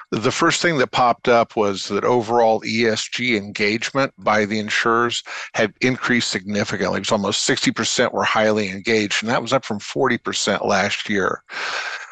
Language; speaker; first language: English; native; English